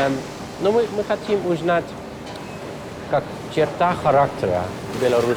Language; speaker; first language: Russian; non-native, fluent; Dutch